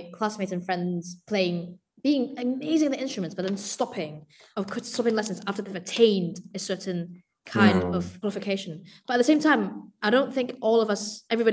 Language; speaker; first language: English; non-native, local second language; Cantonese